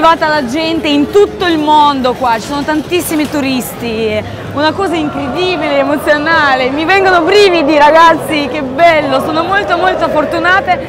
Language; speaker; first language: Italian; non-native, fluent; Russian